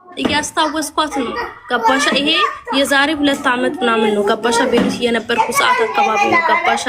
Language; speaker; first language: Amharic; native; Amharic